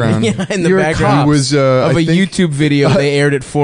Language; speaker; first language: English; native; English